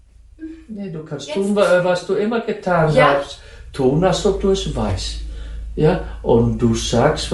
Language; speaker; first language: German; non-native, fluent; Dutch